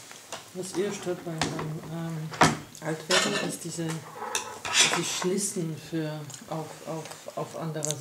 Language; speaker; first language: German; non-native, fluent; Polish